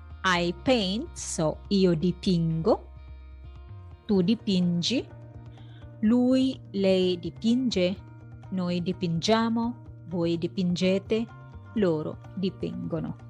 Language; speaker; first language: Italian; non-native, fluent; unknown